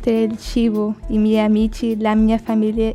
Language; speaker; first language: Italian; non-native, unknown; Portuguese